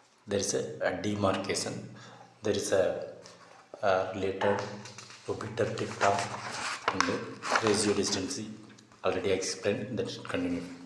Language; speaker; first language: English; non-native, local second language; Tamil